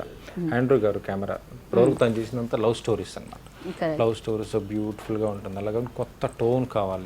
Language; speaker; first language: Telugu; native; Telugu